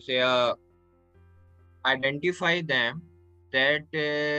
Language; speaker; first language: English; non-native, local second language; Hindi